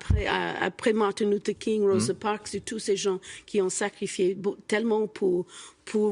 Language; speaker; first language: French; non-native, fluent; English